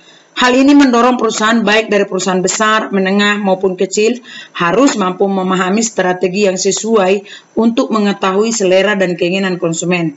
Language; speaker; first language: Indonesian; native; Indonesian